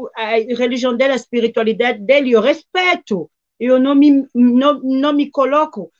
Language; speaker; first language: Portuguese; non-native, fluent; Lingala